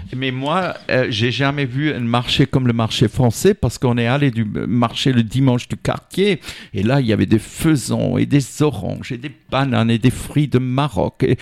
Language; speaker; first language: French; native; French